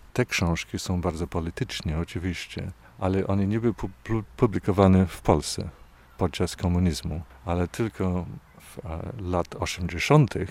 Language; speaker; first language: Polish; non-native, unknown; English